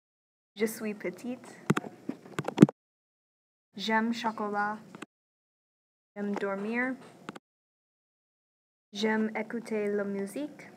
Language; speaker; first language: French; non-native, learner; English